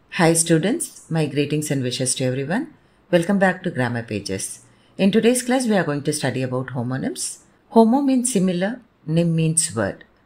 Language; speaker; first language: English; non-native, local second language; Tamil